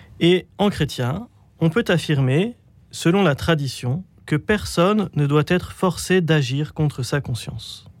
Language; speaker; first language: French; native; French